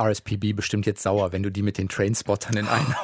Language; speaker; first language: German; native; German